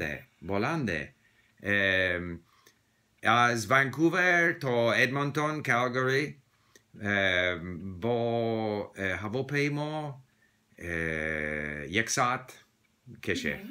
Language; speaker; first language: Persian; non-native, learner; English